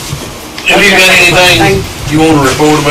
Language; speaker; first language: English; native; English